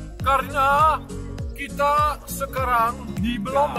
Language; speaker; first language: Indonesian; non-native, learner; Dutch